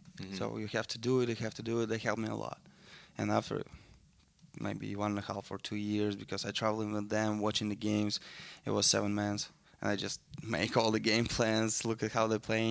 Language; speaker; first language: English; non-native, learner; Russian